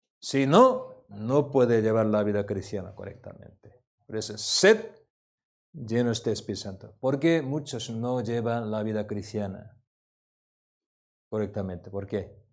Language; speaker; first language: Spanish; non-native, learner; Korean